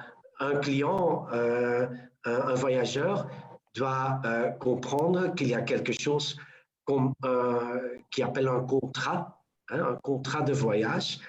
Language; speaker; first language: French; non-native, local second language; Dutch